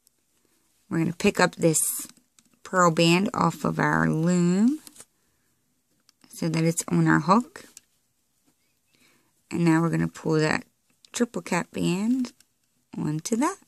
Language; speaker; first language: English; native; English